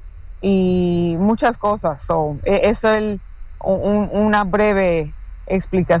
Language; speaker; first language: Spanish; non-native, fluent; English